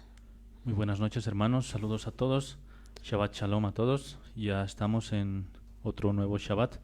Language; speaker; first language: Spanish; native; Spanish